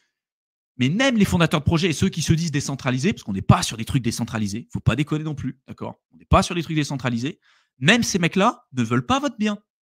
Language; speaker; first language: French; native; French